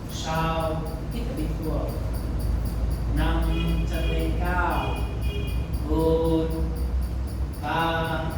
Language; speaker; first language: Vietnamese; non-native, learner; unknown